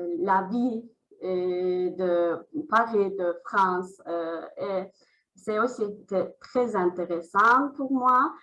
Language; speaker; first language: French; non-native, learner; Azerbaijani